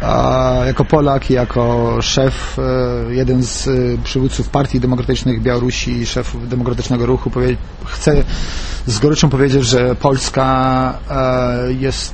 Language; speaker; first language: Polish; non-native, fluent; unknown